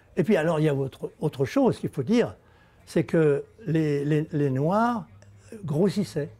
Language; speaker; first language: French; native; French